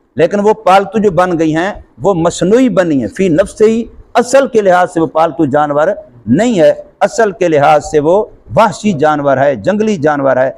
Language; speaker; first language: Urdu; non-native, local second language; Saraiki